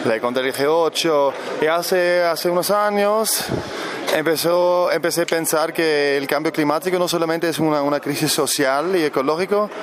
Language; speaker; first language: Spanish; non-native, fluent; German